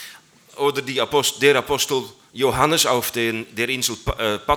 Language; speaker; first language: German; non-native, learner; Dutch